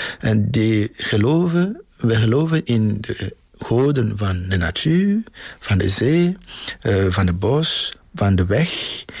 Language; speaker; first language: Dutch; non-native, fluent; Ewe